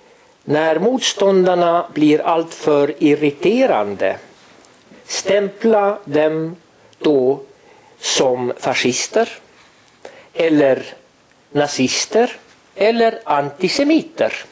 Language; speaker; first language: Swedish; non-native, fluent; Estonian